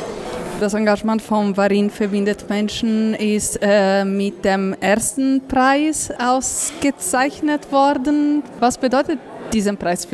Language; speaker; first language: German; native; German